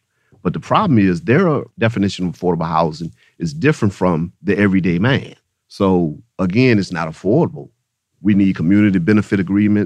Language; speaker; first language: English; native; English